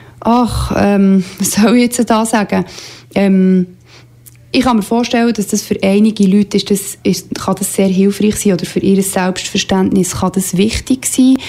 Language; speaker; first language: German; native; German